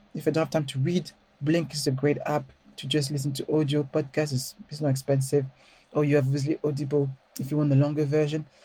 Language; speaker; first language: English; non-native, fluent; French